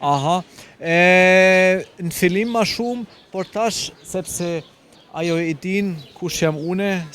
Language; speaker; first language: Albanian; non-native, fluent; German